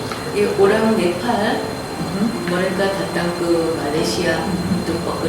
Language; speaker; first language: Indonesian; non-native, learner; Korean